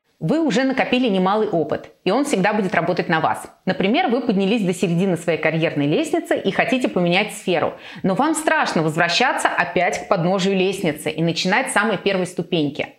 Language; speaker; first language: Russian; native; Russian